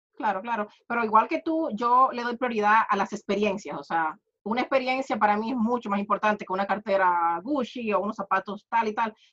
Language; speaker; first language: Spanish; early bilingual, heritage; Spanish